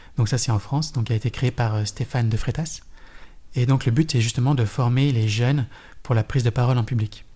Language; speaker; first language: French; native; French